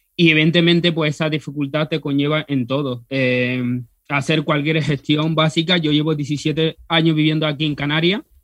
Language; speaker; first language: Spanish; early bilingual, other home language; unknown